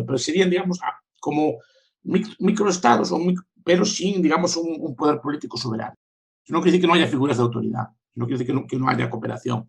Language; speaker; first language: Spanish; native; Spanish